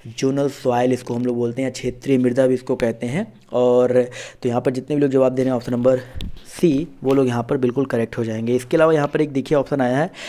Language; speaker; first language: Hindi; native; Hindi